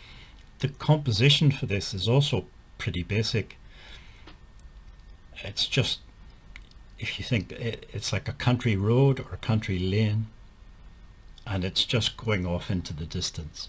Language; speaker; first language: English; native; English